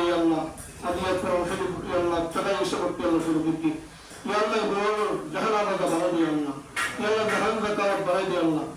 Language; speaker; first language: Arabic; non-native, learner; Bangla